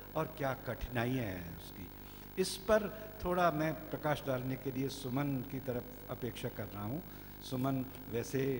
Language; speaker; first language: Hindi; native; Hindi